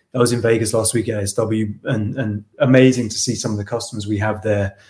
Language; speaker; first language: English; native; English